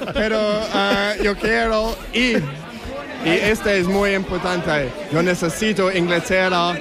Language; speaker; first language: Spanish; non-native, learner; English